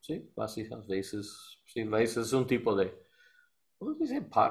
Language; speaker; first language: Spanish; non-native, learner; English